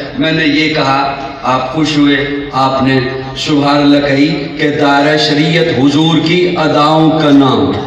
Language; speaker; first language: Urdu; non-native, local second language; Punjabi